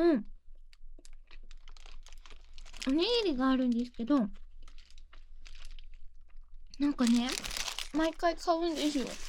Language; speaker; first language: Japanese; native; Japanese